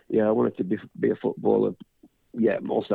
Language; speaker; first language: English; native; English